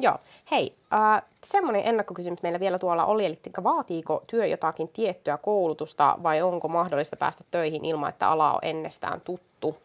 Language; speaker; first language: Finnish; native; Finnish